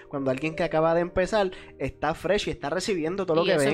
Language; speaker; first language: Spanish; native; Spanish